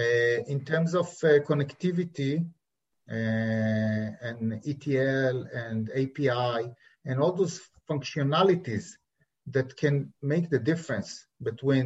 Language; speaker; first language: English; non-native, fluent; Hebrew